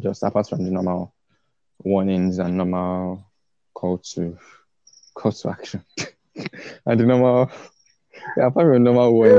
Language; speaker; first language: English; non-native, local second language; Yoruba